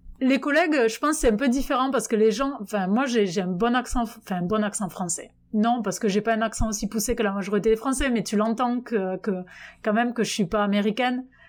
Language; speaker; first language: French; native; French